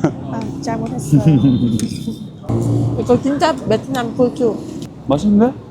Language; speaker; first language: Korean; non-native, learner; Vietnamese